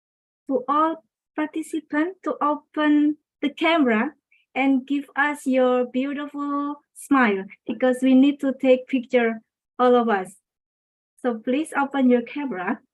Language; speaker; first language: English; non-native, local second language; Indonesian